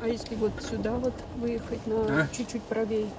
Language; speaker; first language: Russian; native; Russian